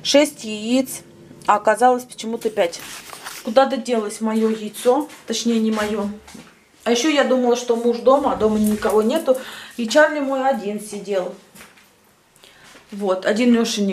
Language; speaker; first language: Russian; native; Russian